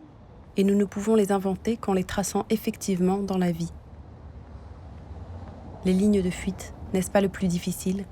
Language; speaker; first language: French; native; French